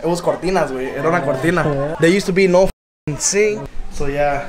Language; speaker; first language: English; early bilingual, other home language; Spanish